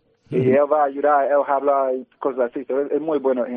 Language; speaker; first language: Spanish; early bilingual, heritage; English